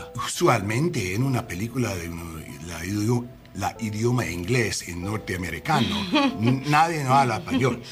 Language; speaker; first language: Spanish; non-native, learner; English